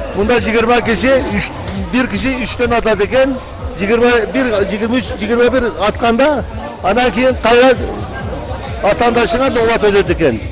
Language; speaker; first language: Kyrgyz; early bilingual, heritage; Kyrgyz